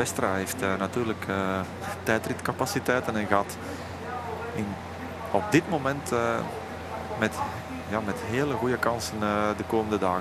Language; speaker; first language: Dutch; native; Dutch